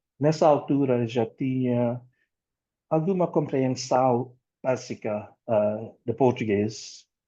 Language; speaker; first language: Portuguese; non-native, fluent; Indonesian